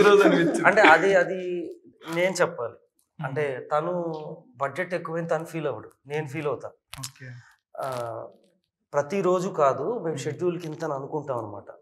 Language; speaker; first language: Telugu; native; Telugu